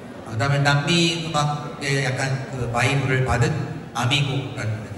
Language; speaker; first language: Korean; native; Korean